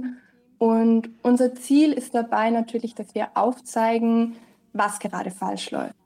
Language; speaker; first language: German; native; German